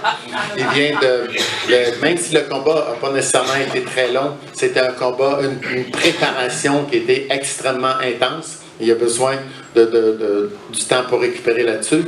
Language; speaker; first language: French; native; French